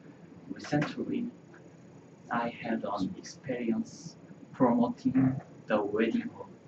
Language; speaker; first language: English; non-native, learner; Korean